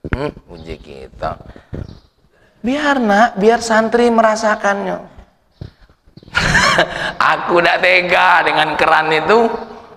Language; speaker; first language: Indonesian; native; Indonesian